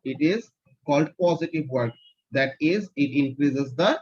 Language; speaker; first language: English; non-native, local second language; Bangla